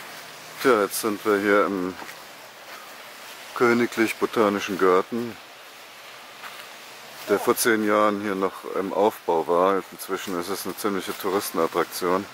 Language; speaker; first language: German; native; German